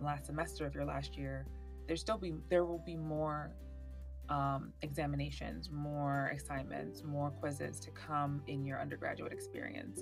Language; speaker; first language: English; native; English